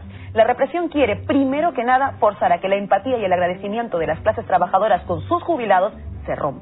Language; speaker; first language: Spanish; native; Spanish